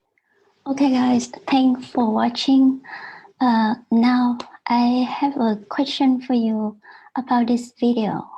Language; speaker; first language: English; non-native, learner; Vietnamese